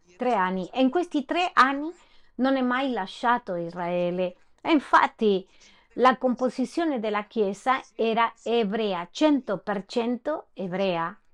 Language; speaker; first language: Italian; non-native, fluent; Spanish